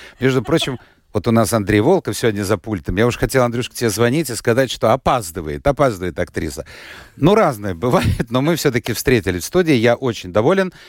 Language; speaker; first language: Russian; native; Russian